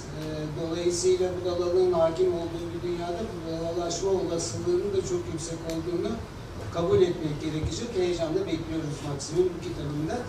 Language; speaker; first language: Turkish; native; Turkish